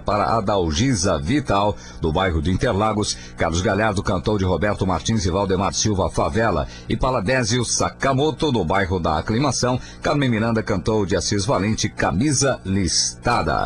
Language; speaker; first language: Portuguese; native; Portuguese